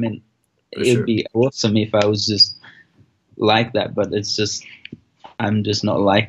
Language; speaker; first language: English; native; English